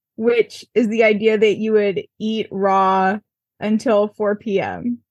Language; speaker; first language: English; native; English